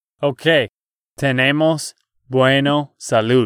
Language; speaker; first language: Spanish; non-native, fluent; English